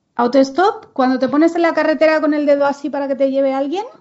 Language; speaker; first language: Spanish; non-native, local second language; Catalan